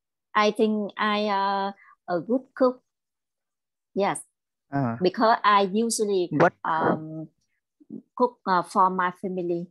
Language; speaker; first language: English; non-native, learner; Vietnamese